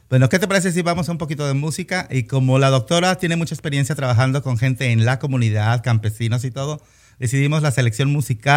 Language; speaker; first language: Spanish; native; Spanish